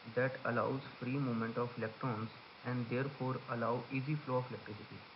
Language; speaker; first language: English; non-native, local second language; Punjabi